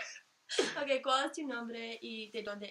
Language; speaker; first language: Spanish; non-native, learner; English